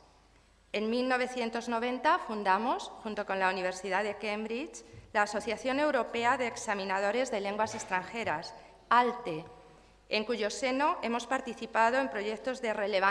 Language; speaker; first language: Spanish; native; Spanish